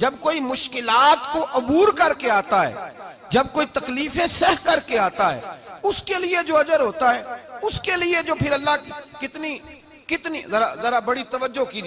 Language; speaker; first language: Hindi; non-native, local second language; Punjabi